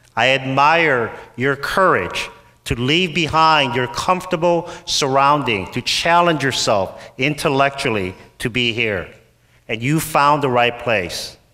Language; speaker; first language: English; native; English